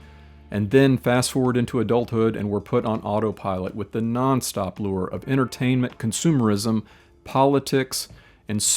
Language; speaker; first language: English; native; English